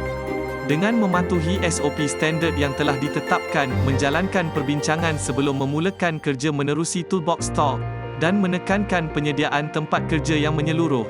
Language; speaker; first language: Malay; native; Malay